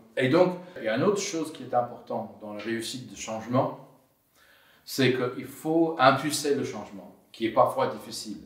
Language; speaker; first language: French; non-native, fluent; English